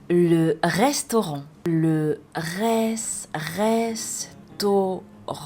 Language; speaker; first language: French; non-native, fluent; Spanish